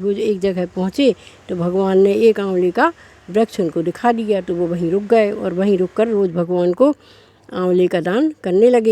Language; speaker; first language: Hindi; native; Hindi